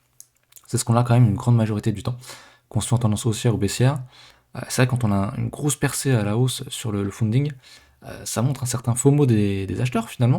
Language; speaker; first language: French; native; French